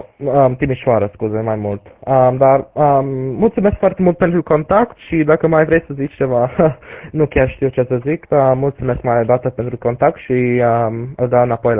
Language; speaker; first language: Romanian; early bilingual, heritage; English